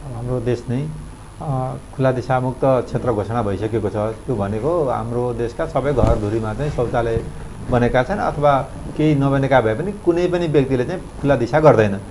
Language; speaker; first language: Nepali; native; Nepali